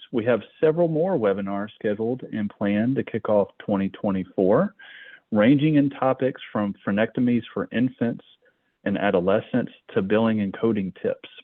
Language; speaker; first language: English; native; English